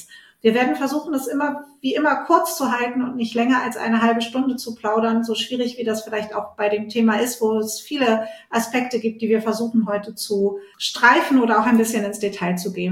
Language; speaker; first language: German; native; German